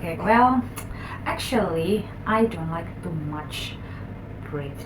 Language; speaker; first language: English; non-native, learner; Indonesian